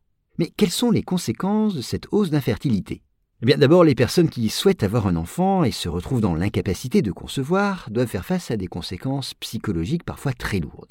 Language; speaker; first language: French; native; French